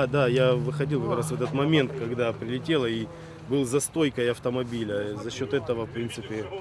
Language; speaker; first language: Russian; native; Russian